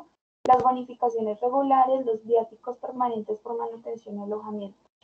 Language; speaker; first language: Spanish; native; Spanish